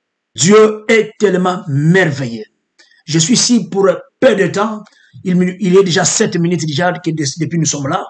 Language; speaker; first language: French; non-native, local second language; Lingala